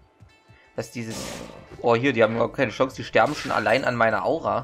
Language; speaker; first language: German; native; German